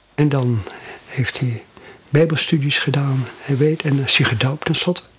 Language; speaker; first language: Dutch; native; Dutch